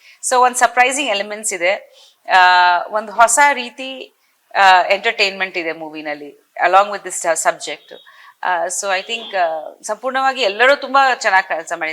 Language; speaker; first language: Kannada; non-native, fluent; Bangla